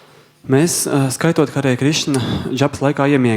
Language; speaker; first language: Latvian; native; Latvian